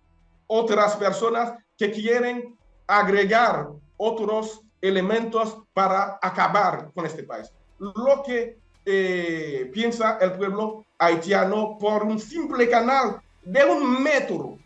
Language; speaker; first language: Spanish; non-native, fluent; Haitian Creole